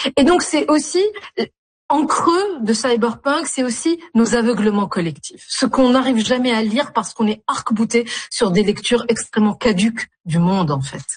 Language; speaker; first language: French; non-native, local second language; Arabic